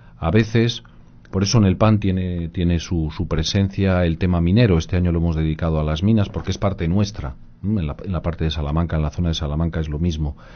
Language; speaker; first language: Spanish; native; Spanish